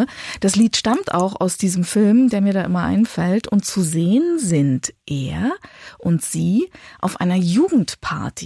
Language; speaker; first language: German; native; German